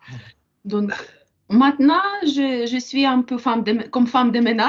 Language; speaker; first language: French; non-native, learner; Ukrainian